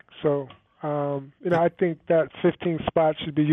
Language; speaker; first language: English; native; English